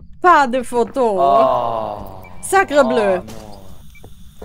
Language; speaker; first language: French; non-native, learner; German